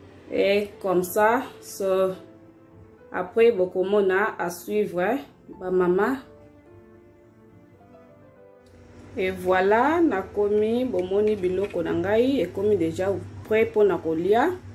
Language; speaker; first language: French; non-native, local second language; Lingala